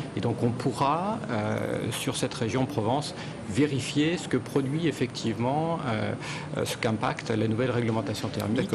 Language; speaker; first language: French; native; French